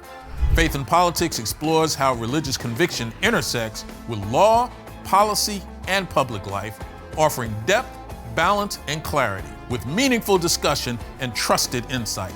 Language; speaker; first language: English; native; English